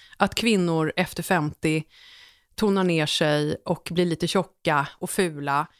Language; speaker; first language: Swedish; native; Swedish